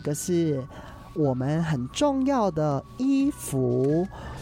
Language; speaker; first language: Chinese; non-native, local second language; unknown